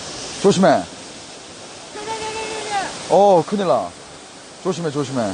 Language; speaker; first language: Korean; native; Korean